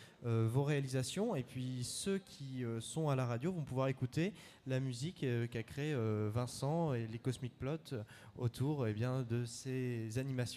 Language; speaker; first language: French; native; French